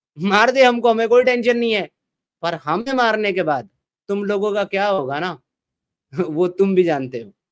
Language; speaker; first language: Hindi; native; Hindi